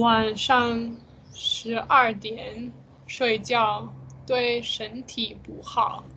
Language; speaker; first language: Chinese; non-native, learner; English